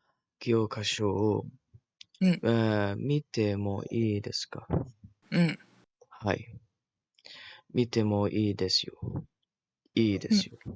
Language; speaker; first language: Japanese; non-native, learner; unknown